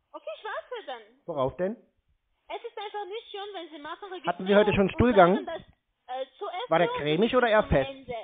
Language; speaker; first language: German; non-native, fluent; French